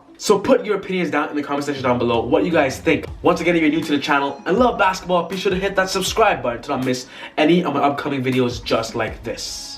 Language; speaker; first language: English; native; English